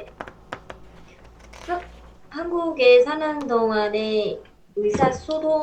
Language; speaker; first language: Korean; non-native, fluent; Vietnamese